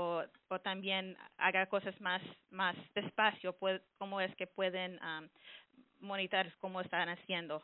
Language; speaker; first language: Spanish; early bilingual, heritage; English